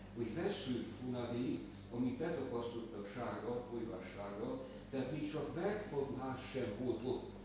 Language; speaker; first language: Hungarian; native; Hungarian